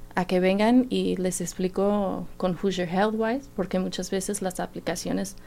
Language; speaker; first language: Spanish; non-native, fluent; English